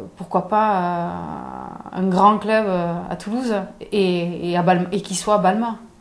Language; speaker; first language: French; native; French